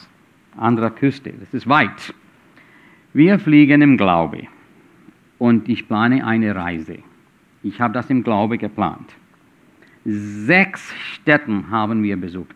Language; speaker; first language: German; non-native, fluent; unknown